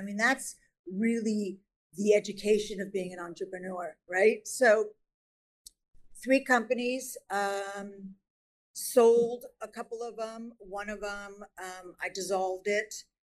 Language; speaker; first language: English; native; English